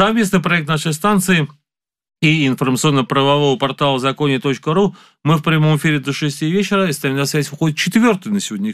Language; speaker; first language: Russian; native; Russian